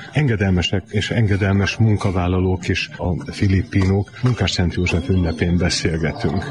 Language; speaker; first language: Hungarian; native; Hungarian